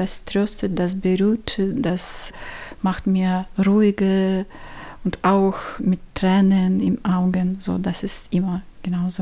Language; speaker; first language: German; non-native, learner; Ukrainian